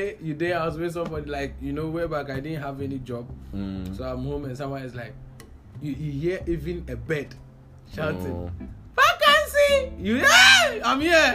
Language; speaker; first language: English; non-native, local second language; Akan